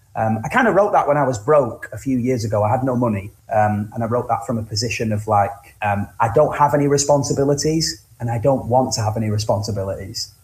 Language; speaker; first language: English; native; English